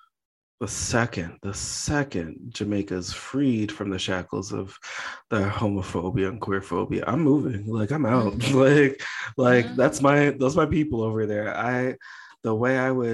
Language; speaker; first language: English; native; English